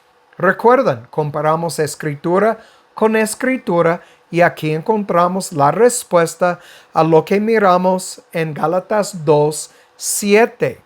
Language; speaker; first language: Spanish; non-native, fluent; English